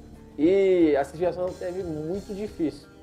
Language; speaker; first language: Portuguese; non-native, fluent; Haitian Creole